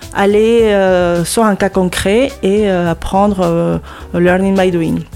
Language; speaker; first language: French; non-native, fluent; Spanish